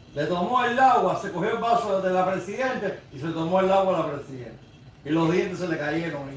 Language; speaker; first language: Spanish; native; Spanish